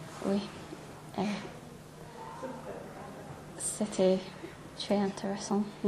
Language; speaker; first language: French; non-native, learner; English